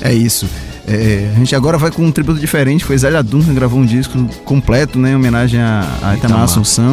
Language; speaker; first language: Portuguese; native; Portuguese